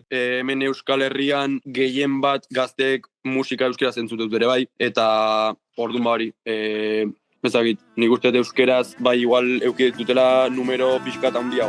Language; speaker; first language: Basque; native; Basque